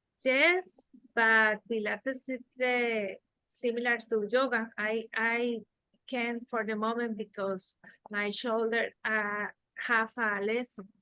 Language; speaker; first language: English; non-native, learner; Spanish